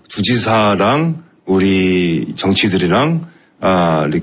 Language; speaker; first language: Korean; non-native, fluent; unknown